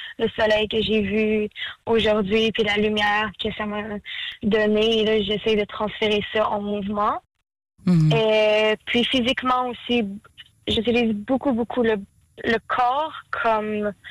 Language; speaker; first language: French; native; French